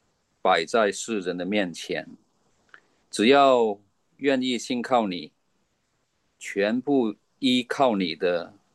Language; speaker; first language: Chinese; native; Chinese